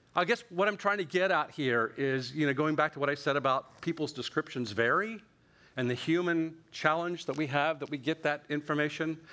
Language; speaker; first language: English; native; English